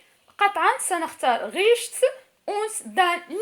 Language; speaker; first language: German; non-native, learner; Arabic